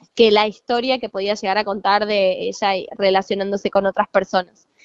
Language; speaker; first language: Spanish; native; Spanish